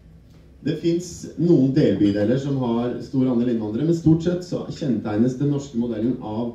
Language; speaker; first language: Norwegian; native; Norwegian